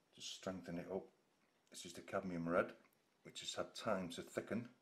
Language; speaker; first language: English; native; English